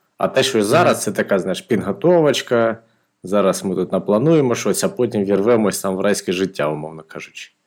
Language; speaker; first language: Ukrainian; non-native, local second language; Russian